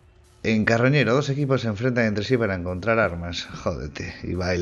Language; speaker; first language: Spanish; native; Spanish